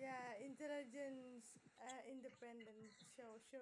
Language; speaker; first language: English; non-native, learner; Indonesian